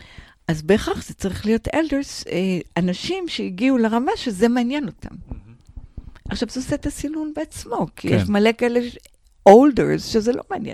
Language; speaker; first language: Hebrew; non-native, fluent; English